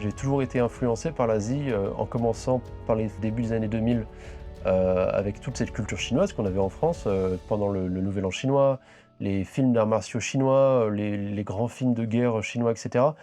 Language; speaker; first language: French; native; French